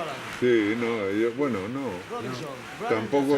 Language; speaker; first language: Spanish; native; Spanish